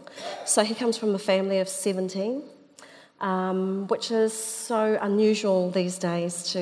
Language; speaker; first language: English; native; English